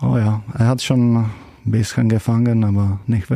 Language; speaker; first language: German; non-native, learner; Czech